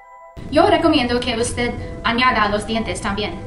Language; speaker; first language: Spanish; non-native, learner; English